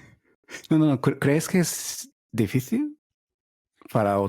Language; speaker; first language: Spanish; non-native, learner; Japanese